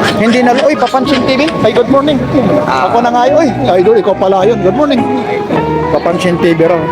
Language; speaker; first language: Filipino; non-native, local second language; Waray